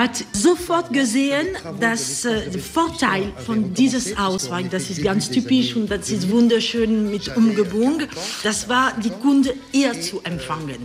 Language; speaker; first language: German; non-native, learner; French